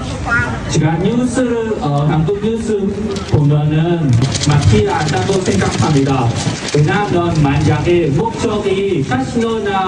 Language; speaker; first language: Korean; non-native, learner; Khmer